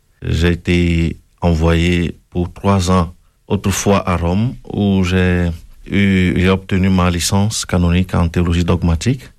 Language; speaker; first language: French; non-native, local second language; Ewe